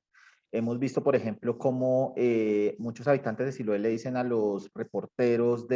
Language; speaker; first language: Spanish; native; Spanish